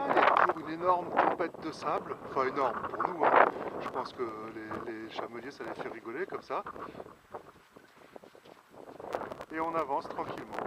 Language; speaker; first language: French; native; French